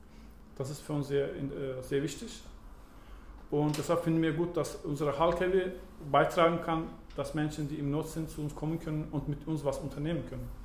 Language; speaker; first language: German; early bilingual, other home language; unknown